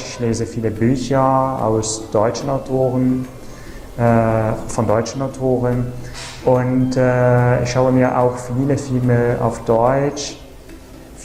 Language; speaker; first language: German; non-native, fluent; Italian